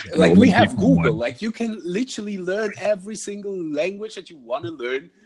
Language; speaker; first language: English; non-native, fluent; German